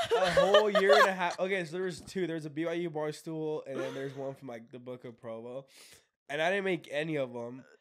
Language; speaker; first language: English; native; English